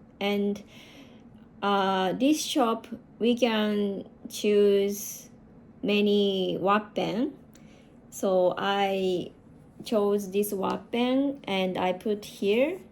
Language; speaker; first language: English; non-native, learner; Japanese